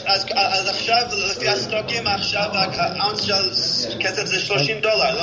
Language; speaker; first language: Hebrew; non-native, fluent; English